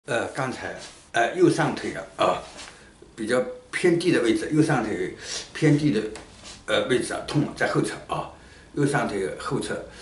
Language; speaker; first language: Chinese; native; Chinese